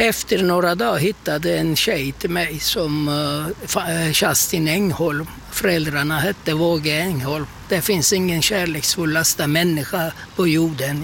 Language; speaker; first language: Swedish; non-native, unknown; Turkish